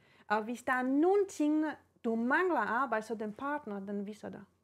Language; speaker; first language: Danish; non-native, fluent; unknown